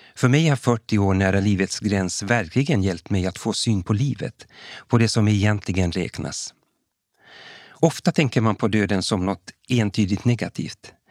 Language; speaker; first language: Swedish; native; Swedish